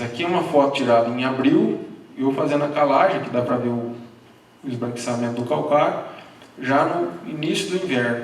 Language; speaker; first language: Portuguese; native; Portuguese